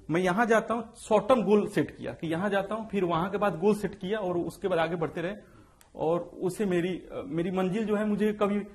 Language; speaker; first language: Hindi; native; Hindi